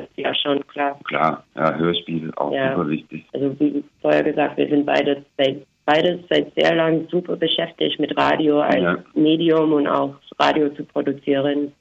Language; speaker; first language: German; non-native, fluent; English